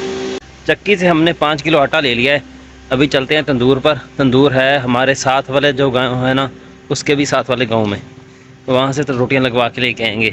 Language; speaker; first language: Hindi; non-native, local second language; Punjabi